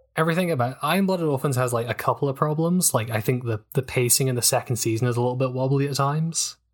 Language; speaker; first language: English; native; English